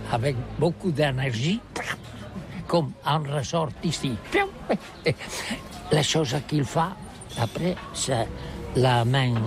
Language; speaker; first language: French; non-native, learner; Catalan